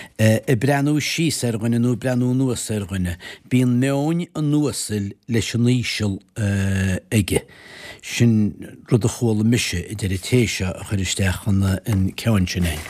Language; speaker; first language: Irish; native; Irish